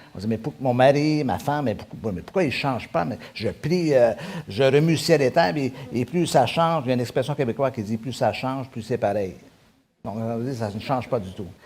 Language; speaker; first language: French; native; French